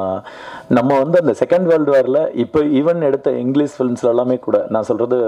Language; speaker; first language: Tamil; native; Tamil